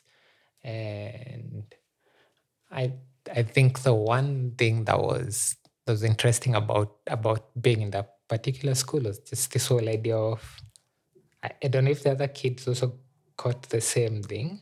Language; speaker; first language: English; non-native, local second language; Meru